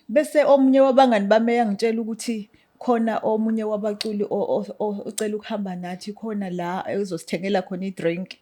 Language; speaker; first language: Zulu; native; Zulu